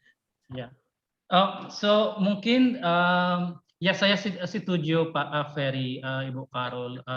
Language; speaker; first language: Indonesian; non-native, fluent; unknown